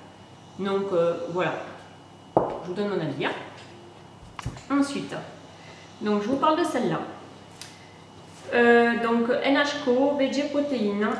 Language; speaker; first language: French; native; French